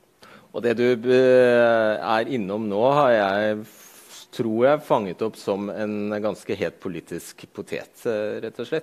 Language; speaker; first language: Norwegian; native; Norwegian